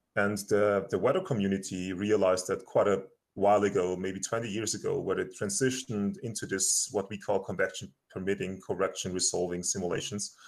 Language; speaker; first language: English; non-native, fluent; German